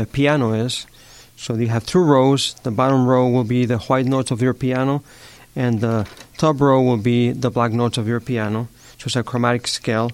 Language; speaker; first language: English; non-native, fluent; Spanish